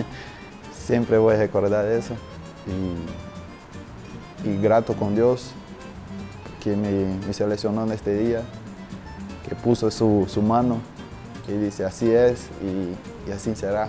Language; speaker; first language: Spanish; non-native, learner; Portuguese